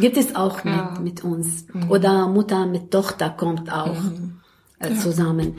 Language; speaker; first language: German; non-native, learner; Arabic